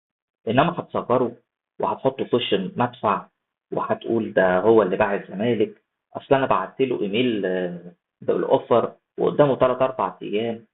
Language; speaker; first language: Arabic; native; Arabic